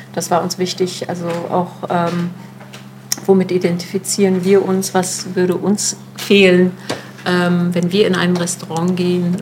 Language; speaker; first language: German; early bilingual, other home language; Turkish